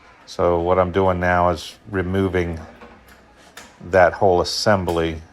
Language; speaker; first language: English; native; English